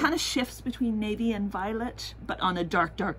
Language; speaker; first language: English; native; English